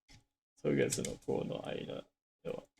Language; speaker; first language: Japanese; non-native, learner; English